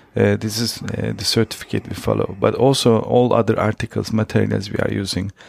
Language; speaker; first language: English; non-native, fluent; Turkish